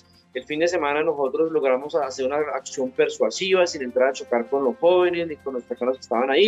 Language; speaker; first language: Spanish; native; Spanish